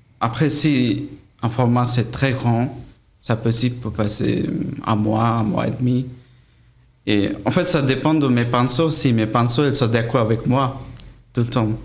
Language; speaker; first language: French; non-native, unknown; Bangla